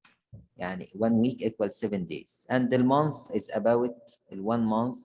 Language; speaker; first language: English; non-native, fluent; Arabic